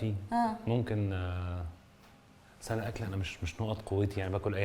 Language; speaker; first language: Arabic; native; Arabic